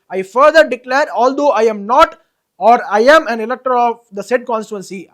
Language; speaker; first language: English; non-native, local second language; Tamil